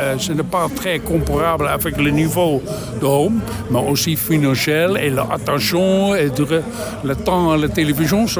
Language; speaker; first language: French; non-native, learner; Dutch